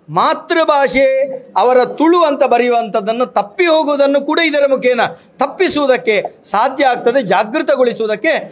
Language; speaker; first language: Kannada; non-native, local second language; Tulu